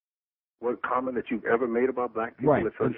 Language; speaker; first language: English; native; English